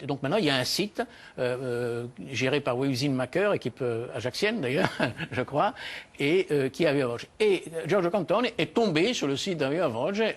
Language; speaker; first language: French; native; French